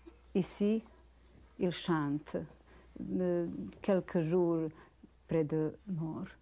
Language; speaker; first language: French; non-native, learner; Bosnian